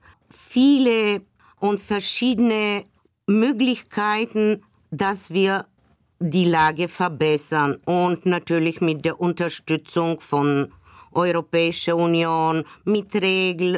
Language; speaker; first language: German; non-native, fluent; Bulgarian